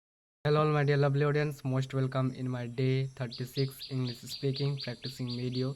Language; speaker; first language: English; non-native, learner; Bangla